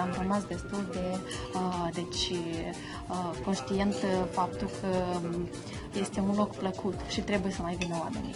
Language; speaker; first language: Romanian; non-native, fluent; Italian